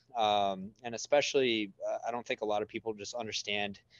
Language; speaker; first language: English; native; English